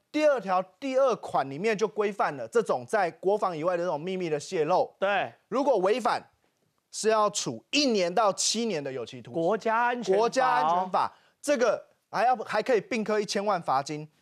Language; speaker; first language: Chinese; native; Chinese